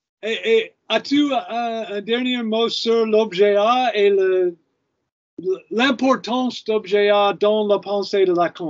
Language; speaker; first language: French; non-native, fluent; English